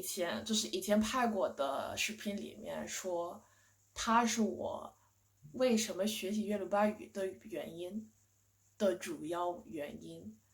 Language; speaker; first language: Chinese; non-native, fluent; English